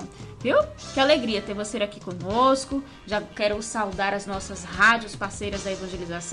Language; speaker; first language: Portuguese; native; Portuguese